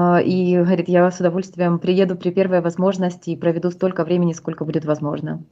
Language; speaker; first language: Russian; native; Russian